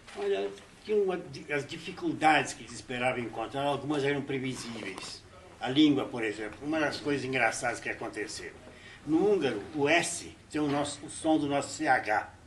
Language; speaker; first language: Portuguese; early bilingual, other home language; Hungarian